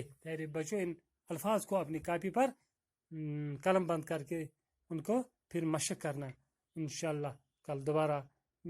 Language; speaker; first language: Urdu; non-native, local second language; Kashmiri